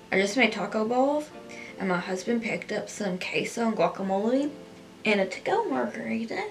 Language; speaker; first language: English; native; English